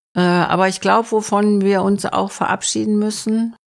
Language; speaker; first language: German; native; German